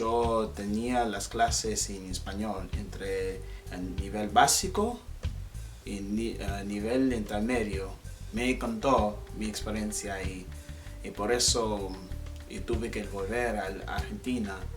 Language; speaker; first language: Spanish; non-native, fluent; English